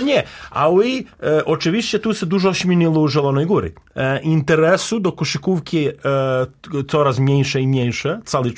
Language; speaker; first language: Polish; non-native, learner; Serbian